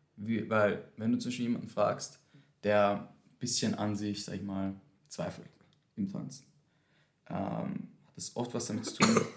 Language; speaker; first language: German; native; German